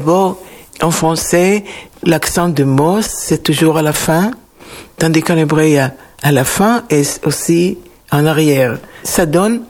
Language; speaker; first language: French; non-native, fluent; Hebrew